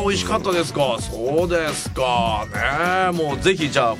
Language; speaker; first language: Japanese; native; Japanese